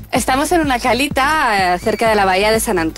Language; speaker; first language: Spanish; native; Spanish